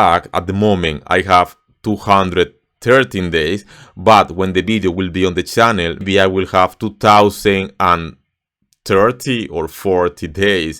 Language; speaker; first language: English; non-native, fluent; Spanish